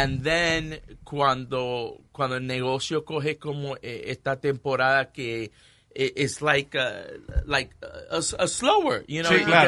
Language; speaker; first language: Spanish; early bilingual, heritage; Spanish